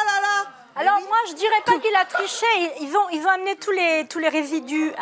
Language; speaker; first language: French; native; French